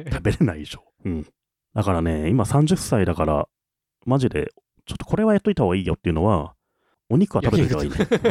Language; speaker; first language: Japanese; native; Japanese